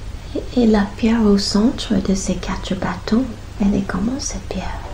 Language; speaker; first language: French; non-native, fluent; English